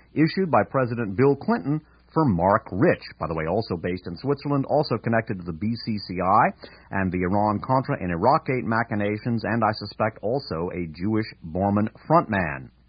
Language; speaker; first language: English; native; English